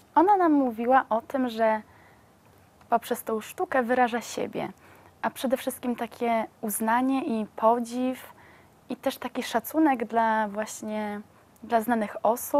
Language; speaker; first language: Polish; native; Polish